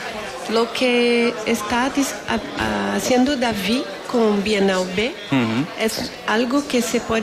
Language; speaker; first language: Spanish; non-native, fluent; Portuguese